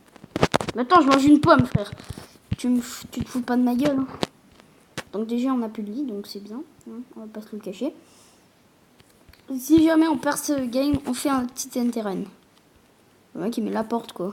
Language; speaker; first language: French; native; French